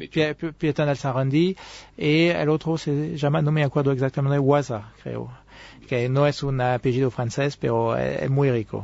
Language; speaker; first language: Spanish; non-native, fluent; French